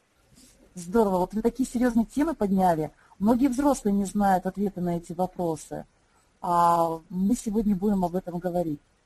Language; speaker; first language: Russian; native; Russian